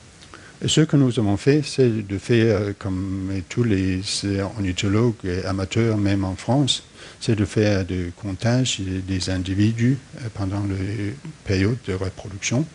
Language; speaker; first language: French; non-native, fluent; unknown